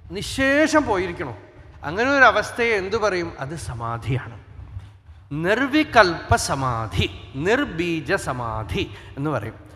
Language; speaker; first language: Malayalam; non-native, local second language; Tamil